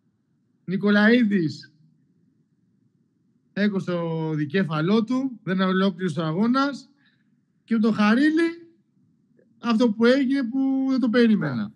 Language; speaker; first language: Greek; non-native, local second language; Albanian